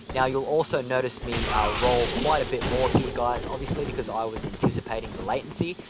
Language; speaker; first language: English; native; English